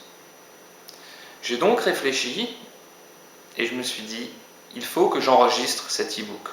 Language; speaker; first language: French; native; French